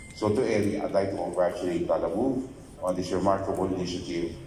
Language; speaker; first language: English; non-native, local second language; Filipino